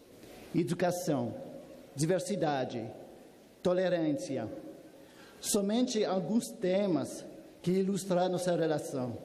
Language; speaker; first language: Portuguese; non-native, fluent; French